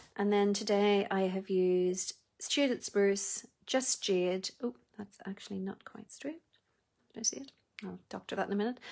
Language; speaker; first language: English; native; English